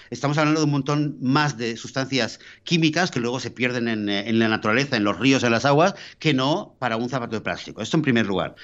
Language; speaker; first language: Spanish; native; Spanish